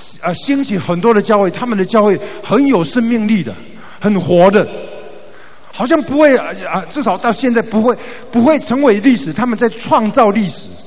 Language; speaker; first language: Chinese; native; Chinese